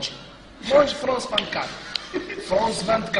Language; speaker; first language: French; non-native, learner; Arabic